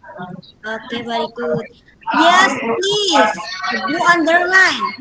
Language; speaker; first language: English; non-native, fluent; Indonesian